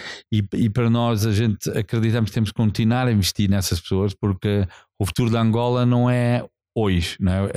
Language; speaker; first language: Portuguese; non-native, fluent; English